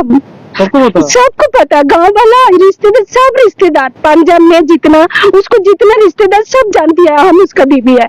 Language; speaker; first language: Hindi; non-native, local second language; Bangla